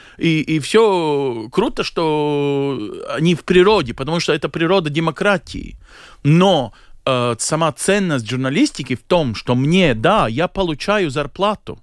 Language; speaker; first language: Russian; native; Russian